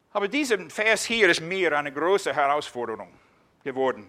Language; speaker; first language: German; non-native, fluent; English